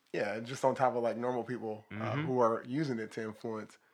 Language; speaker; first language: English; native; English